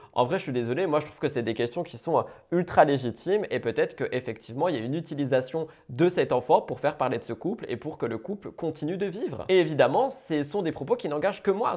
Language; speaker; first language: French; native; French